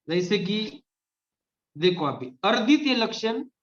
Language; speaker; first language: Hindi; non-native, local second language; Marathi